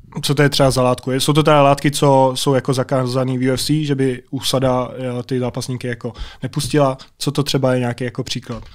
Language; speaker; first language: Czech; native; Czech